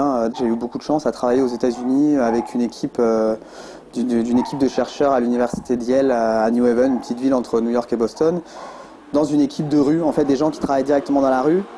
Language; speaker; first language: French; native; French